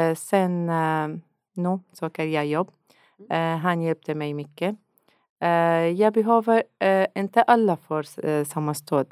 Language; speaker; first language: Swedish; non-native, learner; Arabic